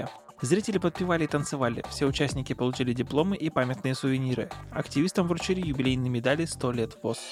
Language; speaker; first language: Russian; native; Russian